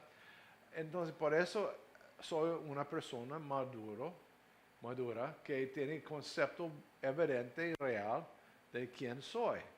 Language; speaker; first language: Spanish; non-native, fluent; English